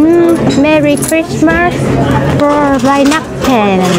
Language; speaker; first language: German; non-native, learner; Vietnamese